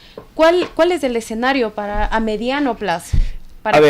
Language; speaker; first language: Spanish; native; Spanish